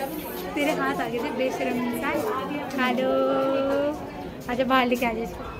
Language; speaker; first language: Hindi; native; Hindi